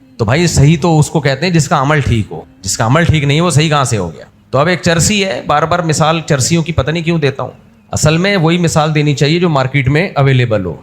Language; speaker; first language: Urdu; native; Urdu